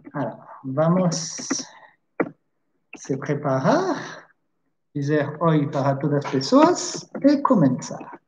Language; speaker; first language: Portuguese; non-native, fluent; French